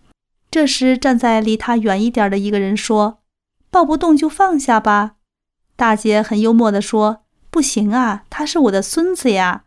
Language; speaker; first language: Chinese; native; Chinese